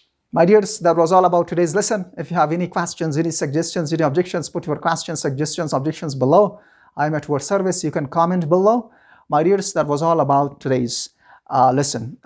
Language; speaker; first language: English; non-native, fluent; Persian